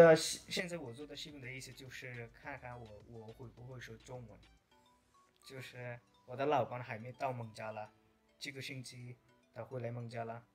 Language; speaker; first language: Chinese; non-native, fluent; Bangla